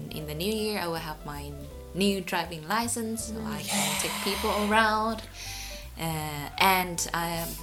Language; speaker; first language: English; non-native, fluent; Vietnamese